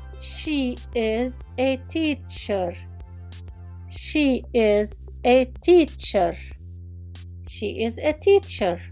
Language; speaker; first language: English; non-native, fluent; Arabic